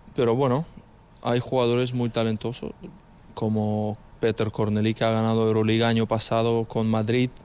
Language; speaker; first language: Spanish; non-native, fluent; Ukrainian